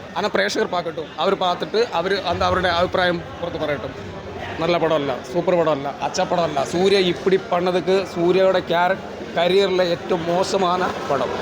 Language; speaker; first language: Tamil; non-native, learner; Malayalam